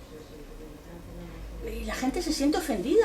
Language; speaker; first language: Spanish; non-native, local second language; Catalan